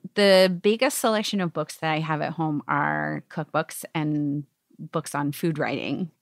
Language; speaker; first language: English; native; English